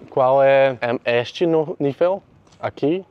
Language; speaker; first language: Portuguese; non-native, learner; English